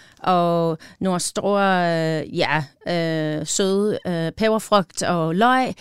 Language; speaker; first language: Danish; non-native, learner; English